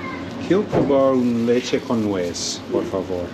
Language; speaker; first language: Spanish; non-native, learner; English